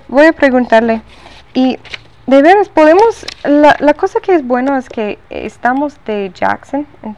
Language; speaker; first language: Spanish; non-native, learner; English